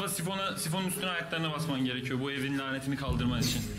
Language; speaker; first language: Turkish; native; Turkish